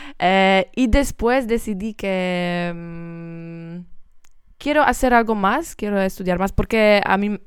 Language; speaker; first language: Spanish; non-native, learner; Polish